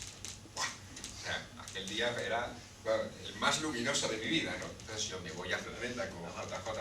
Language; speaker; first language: Spanish; native; Spanish